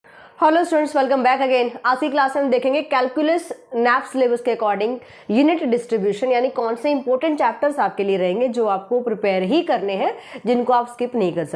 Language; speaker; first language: Hindi; native; Hindi